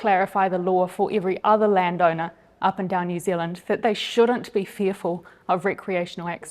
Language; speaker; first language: English; native; English